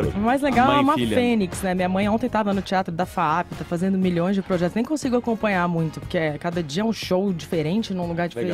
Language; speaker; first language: Portuguese; native; Portuguese